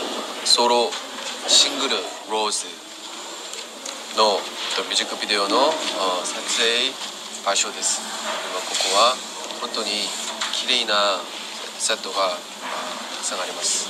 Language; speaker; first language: Japanese; non-native, fluent; Korean